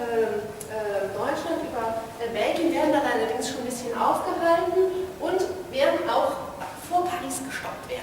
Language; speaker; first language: German; native; German